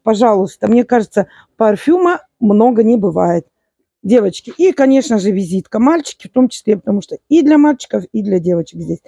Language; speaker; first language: Russian; native; Russian